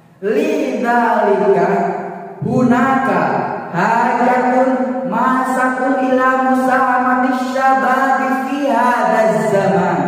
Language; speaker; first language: Arabic; non-native, learner; Indonesian